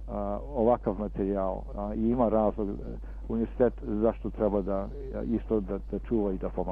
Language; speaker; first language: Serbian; early bilingual, heritage; Serbian